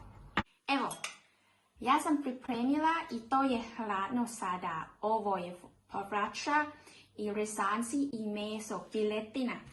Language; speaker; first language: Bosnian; non-native, learner; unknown